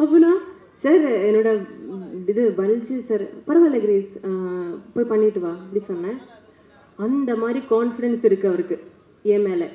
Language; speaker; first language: Tamil; non-native, learner; Malayalam